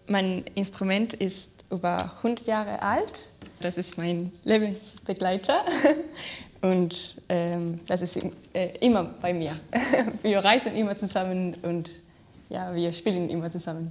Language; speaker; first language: German; non-native, fluent; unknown